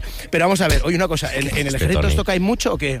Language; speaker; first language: Spanish; native; Spanish